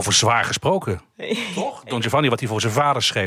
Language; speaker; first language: Dutch; native; Dutch